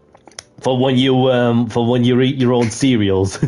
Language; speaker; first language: English; native; English